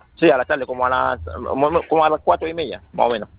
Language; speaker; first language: Spanish; non-native, learner; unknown